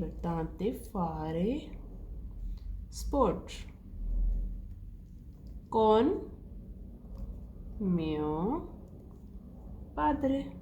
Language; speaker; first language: Italian; non-native, learner; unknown